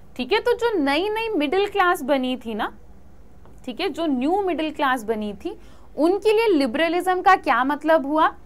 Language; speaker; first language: Hindi; native; Hindi